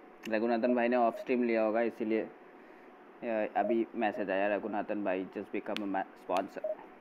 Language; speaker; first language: Hindi; non-native, local second language; Bangla